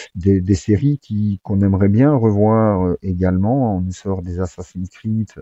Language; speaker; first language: French; native; French